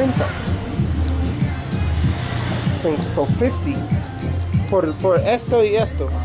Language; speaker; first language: Spanish; non-native, learner; English